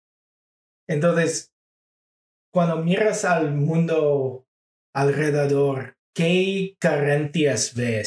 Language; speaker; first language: Spanish; non-native, fluent; English